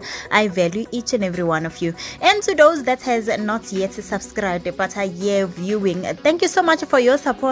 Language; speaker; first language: English; non-native, local second language; Zulu